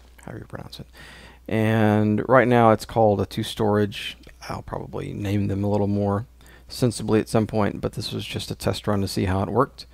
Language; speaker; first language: English; native; English